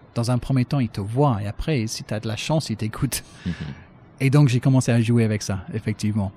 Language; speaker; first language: French; non-native, fluent; English